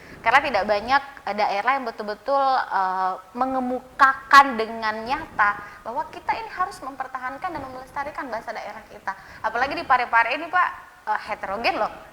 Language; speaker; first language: Indonesian; native; Indonesian